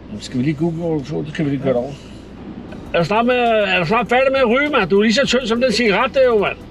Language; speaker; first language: Danish; native; Danish